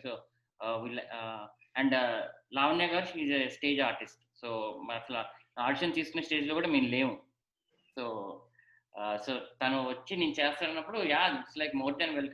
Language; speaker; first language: Telugu; native; Telugu